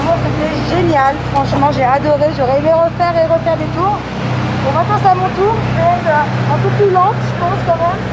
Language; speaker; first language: French; native; French